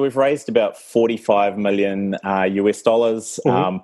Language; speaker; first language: English; native; English